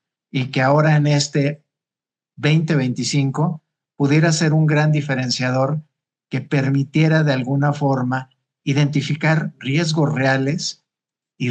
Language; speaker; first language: Spanish; native; Spanish